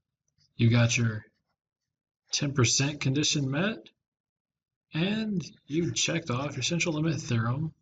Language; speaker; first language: English; native; English